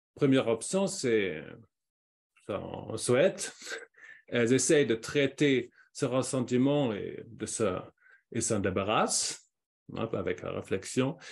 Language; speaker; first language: French; non-native, fluent; German